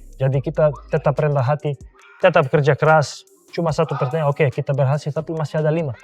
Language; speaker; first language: Indonesian; non-native, fluent; Serbian